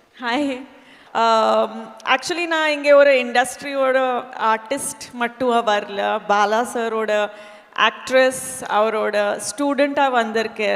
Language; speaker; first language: Tamil; non-native, fluent; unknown